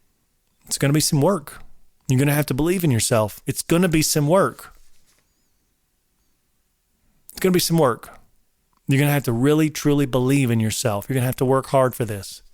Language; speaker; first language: English; native; English